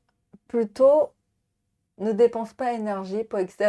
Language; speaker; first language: French; non-native, learner; Japanese